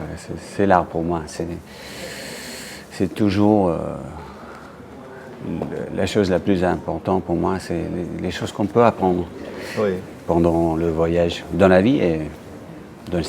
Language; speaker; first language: French; non-native, fluent; English